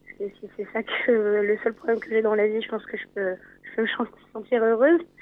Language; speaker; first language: French; native; French